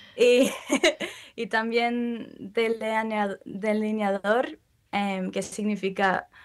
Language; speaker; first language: Spanish; early bilingual, heritage; Spanish